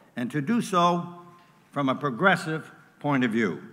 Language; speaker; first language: English; native; English